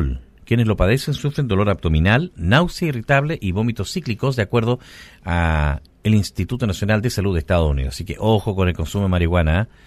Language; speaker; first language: Spanish; native; Spanish